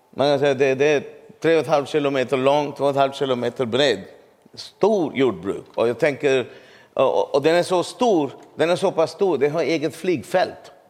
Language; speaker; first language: Swedish; non-native, fluent; Urdu